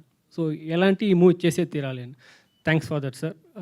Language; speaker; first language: Telugu; non-native, learner; Tamil